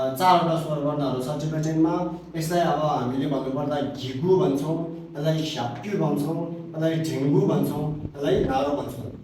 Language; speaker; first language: Nepali; non-native, local second language; Tibetan